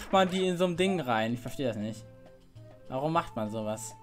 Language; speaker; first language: German; native; German